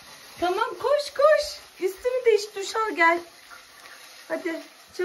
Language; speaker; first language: Turkish; native; Turkish